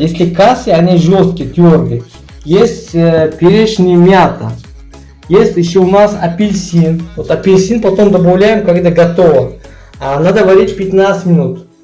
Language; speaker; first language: Russian; non-native, learner; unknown